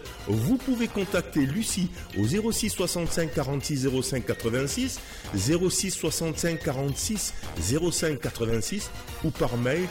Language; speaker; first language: French; native; French